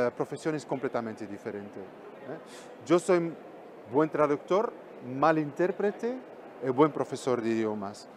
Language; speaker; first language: Spanish; non-native, fluent; Dutch